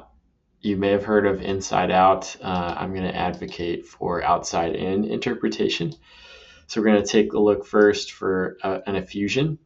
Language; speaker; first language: English; native; English